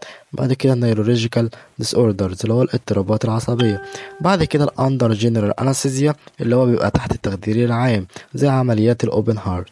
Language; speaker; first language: Arabic; native; Arabic